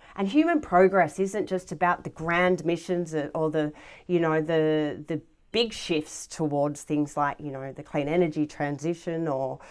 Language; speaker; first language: English; native; English